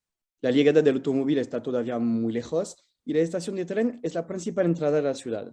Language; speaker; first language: Spanish; non-native, fluent; French